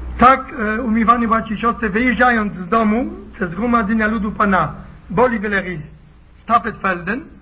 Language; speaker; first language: Polish; early bilingual, heritage; Polish